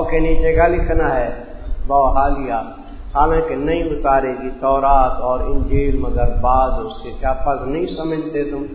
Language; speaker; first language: Urdu; non-native, local second language; Saraiki